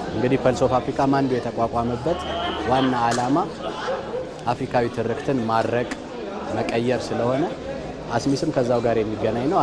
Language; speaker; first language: Amharic; native; Amharic